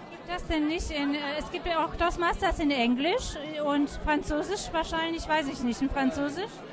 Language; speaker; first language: German; non-native, fluent; Polish